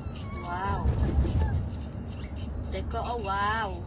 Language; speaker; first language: Filipino; non-native, local second language; Cebuano